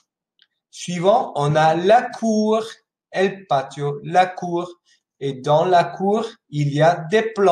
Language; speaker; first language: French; non-native, fluent; Spanish